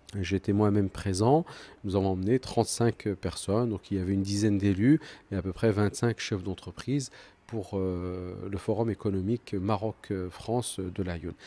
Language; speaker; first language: French; early bilingual, other home language; Arabic